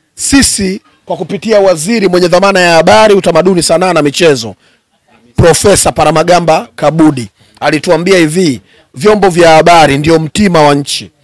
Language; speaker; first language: Swahili; native; Swahili